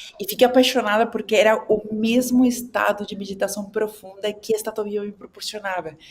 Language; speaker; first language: Portuguese; non-native, fluent; Spanish